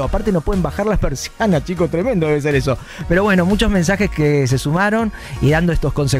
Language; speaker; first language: Spanish; native; Spanish